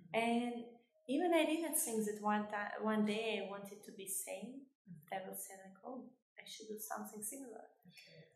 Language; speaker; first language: English; non-native, fluent; Albanian